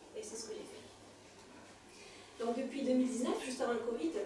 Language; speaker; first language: French; native; French